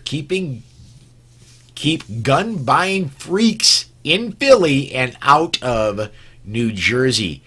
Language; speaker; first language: English; native; English